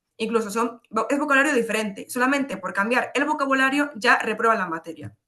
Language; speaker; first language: Spanish; early bilingual, other home language; Polish